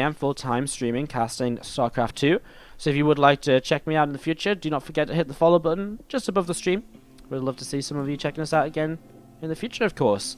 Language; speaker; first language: English; native; English